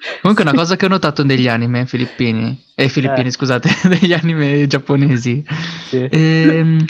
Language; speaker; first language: Italian; early bilingual, other home language; Filipino